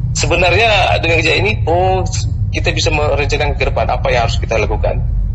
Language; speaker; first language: Indonesian; non-native, local second language; Achinese